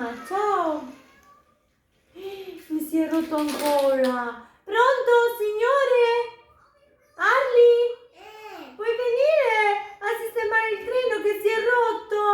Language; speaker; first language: Italian; early bilingual, heritage; Albanian